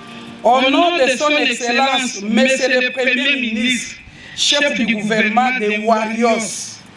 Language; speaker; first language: French; non-native, local second language; Lingala